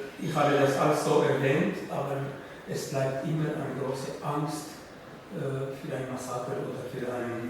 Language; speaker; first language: German; non-native, fluent; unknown